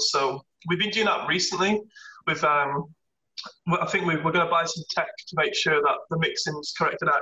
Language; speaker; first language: English; native; English